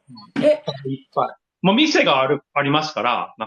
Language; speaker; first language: Japanese; non-native, learner; English